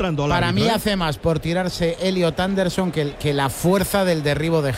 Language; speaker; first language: Spanish; native; Spanish